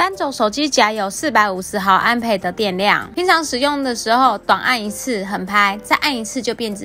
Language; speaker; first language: Chinese; native; Chinese